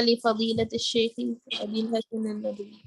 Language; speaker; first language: Arabic; non-native, learner; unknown